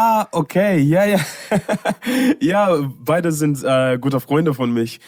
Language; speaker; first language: German; non-native, learner; English